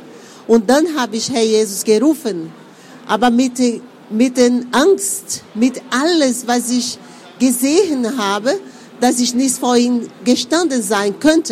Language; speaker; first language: German; non-native, fluent; Portuguese